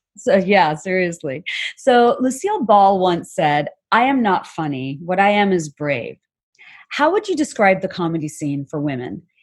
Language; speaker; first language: English; non-native, local second language; Bangla